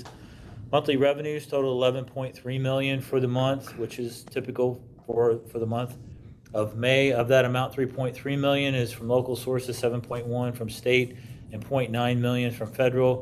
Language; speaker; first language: English; native; English